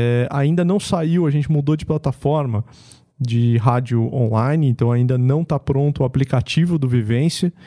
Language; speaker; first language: Portuguese; native; Portuguese